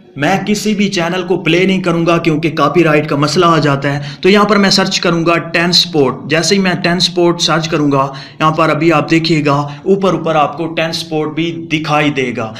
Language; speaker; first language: Urdu; non-native, local second language; Punjabi